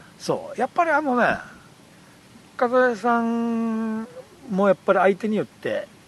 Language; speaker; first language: Japanese; native; Japanese